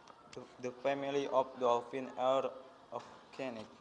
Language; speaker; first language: English; non-native, learner; Indonesian